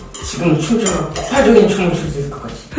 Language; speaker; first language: Korean; native; Korean